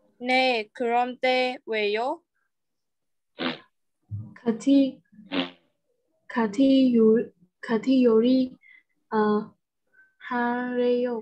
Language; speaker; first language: Korean; non-native, learner; Vietnamese